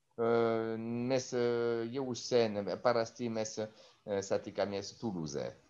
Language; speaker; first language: Latvian; non-native, learner; French